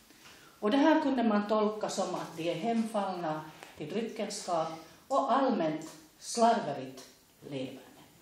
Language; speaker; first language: Swedish; native; Swedish